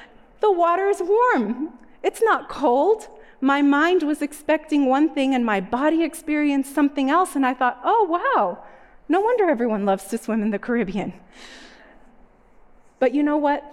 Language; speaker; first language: English; native; English